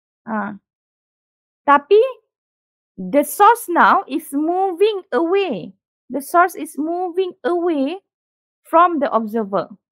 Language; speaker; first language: English; non-native, local second language; Malay